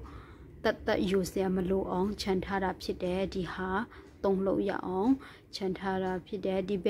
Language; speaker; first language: Burmese; non-native, local second language; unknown